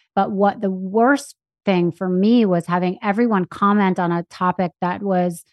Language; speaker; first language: English; native; English